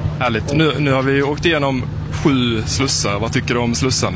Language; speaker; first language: Swedish; native; Swedish